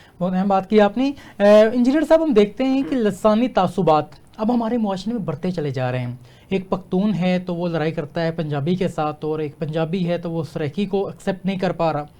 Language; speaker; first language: Urdu; native; Urdu